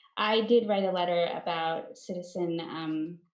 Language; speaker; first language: English; native; English